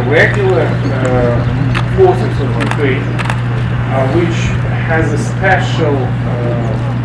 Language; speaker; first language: English; non-native, fluent; Ukrainian